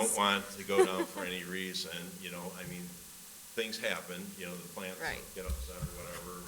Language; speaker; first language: English; native; English